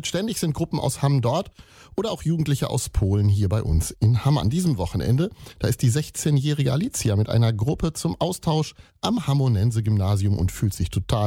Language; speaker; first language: German; native; German